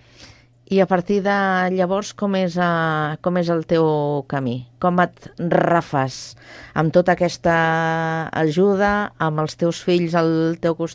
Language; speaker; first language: Catalan; native; Catalan